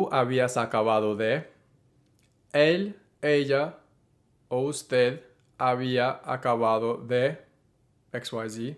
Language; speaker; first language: Spanish; non-native, fluent; English